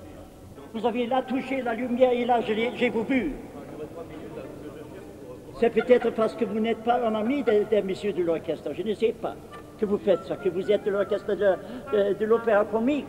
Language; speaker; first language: French; non-native, fluent; German